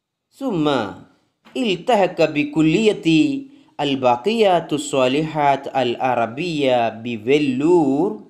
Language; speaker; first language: Arabic; non-native, fluent; Malayalam